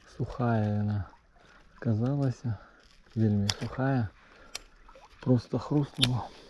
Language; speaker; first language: Belarusian; non-native, local second language; Russian